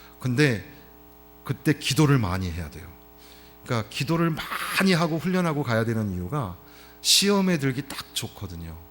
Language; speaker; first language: Korean; native; Korean